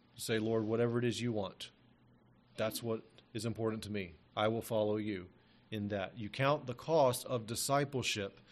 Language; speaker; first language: English; native; English